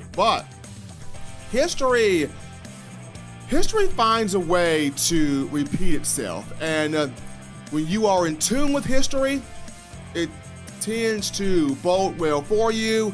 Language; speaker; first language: English; native; English